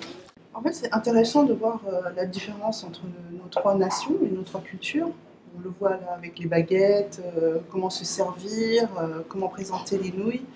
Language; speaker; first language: French; non-native, fluent; Vietnamese